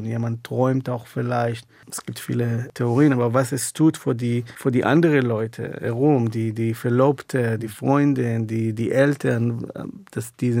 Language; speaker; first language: German; non-native, fluent; Hebrew